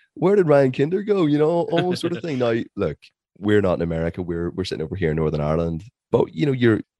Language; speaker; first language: English; native; English